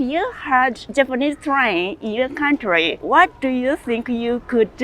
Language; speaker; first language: English; non-native, learner; Japanese